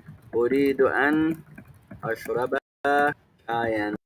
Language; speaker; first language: Arabic; non-native, fluent; English